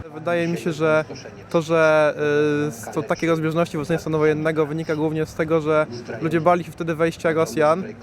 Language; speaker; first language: Polish; native; Polish